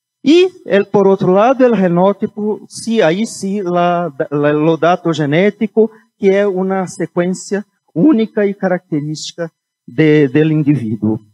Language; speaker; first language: Spanish; non-native, fluent; Portuguese